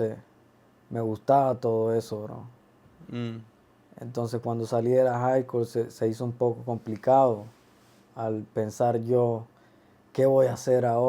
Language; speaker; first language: Spanish; early bilingual, other home language; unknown